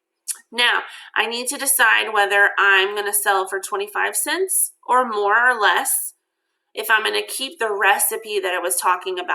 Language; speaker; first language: English; native; English